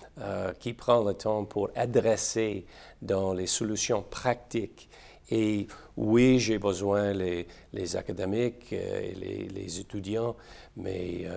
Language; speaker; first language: French; non-native, learner; English